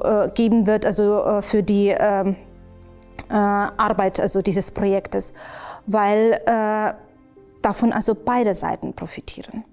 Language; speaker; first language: German; non-native, fluent; Ukrainian